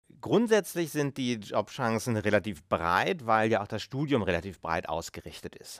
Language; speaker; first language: German; native; German